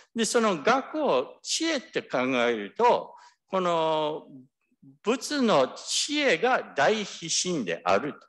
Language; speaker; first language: Japanese; early bilingual, heritage; Japanese